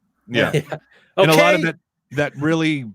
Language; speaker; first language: English; native; English